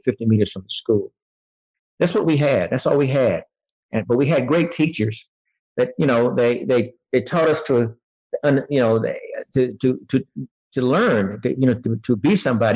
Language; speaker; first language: English; native; English